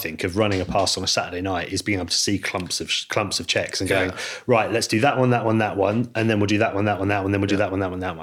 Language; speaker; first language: English; native; English